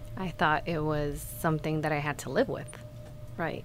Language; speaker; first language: English; non-native, fluent; Spanish